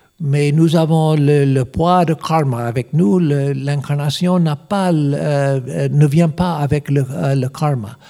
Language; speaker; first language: French; non-native, learner; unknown